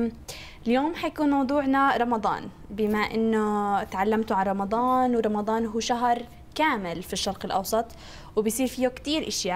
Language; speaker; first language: Arabic; native; Arabic